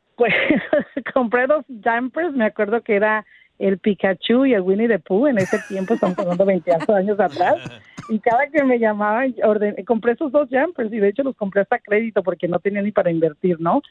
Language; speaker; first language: Spanish; native; Spanish